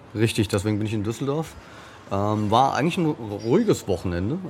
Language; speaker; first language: German; native; German